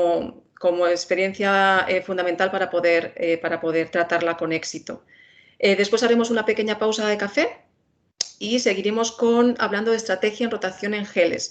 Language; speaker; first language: Spanish; native; Spanish